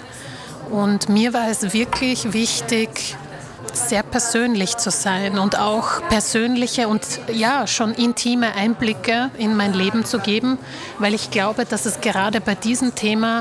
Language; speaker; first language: German; early bilingual, other home language; Slovak